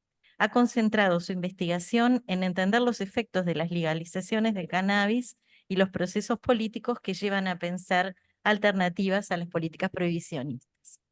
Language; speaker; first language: Spanish; native; Spanish